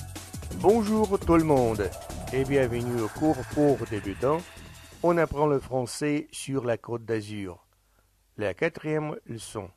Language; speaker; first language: French; non-native, fluent; Russian